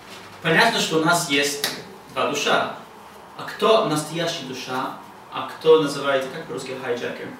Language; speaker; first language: Russian; non-native, learner; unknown